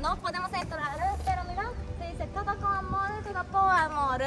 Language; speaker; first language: Spanish; non-native, learner; Japanese